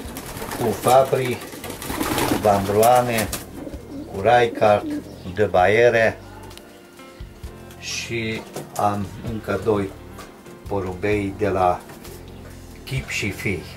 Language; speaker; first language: Romanian; non-native, local second language; Hungarian